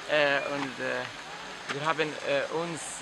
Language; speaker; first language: German; non-native, fluent; Arabic